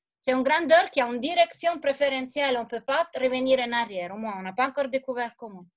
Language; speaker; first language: French; non-native, fluent; Italian